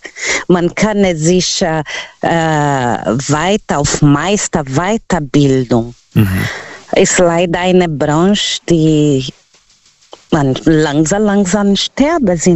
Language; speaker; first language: German; non-native, learner; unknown